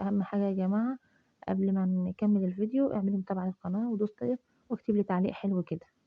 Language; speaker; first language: Arabic; native; Arabic